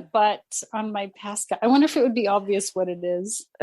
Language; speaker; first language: English; native; English